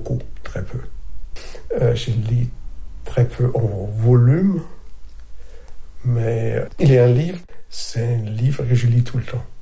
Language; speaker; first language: French; non-native, fluent; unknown